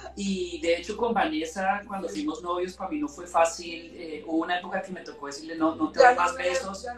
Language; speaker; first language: Spanish; native; Spanish